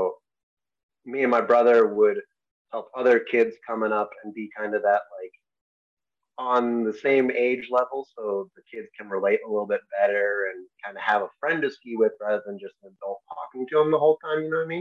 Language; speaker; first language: English; native; English